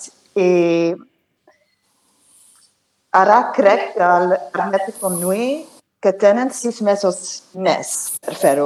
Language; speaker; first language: Catalan; non-native, fluent; English